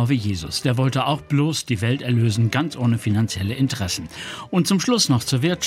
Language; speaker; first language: German; native; German